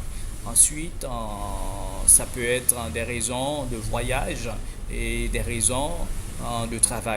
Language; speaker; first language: French; non-native, fluent; Spanish